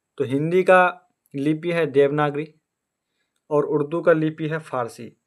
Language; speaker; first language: Hindi; native; Hindi